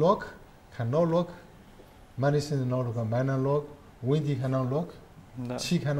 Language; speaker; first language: English; non-native, learner; Chinese